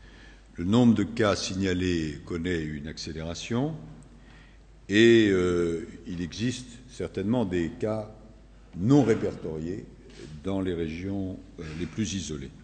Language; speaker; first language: French; native; French